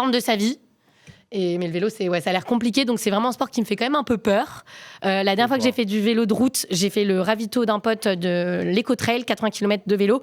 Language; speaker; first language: French; native; French